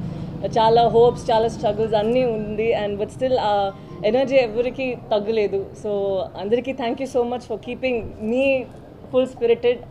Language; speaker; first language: Telugu; non-native, local second language; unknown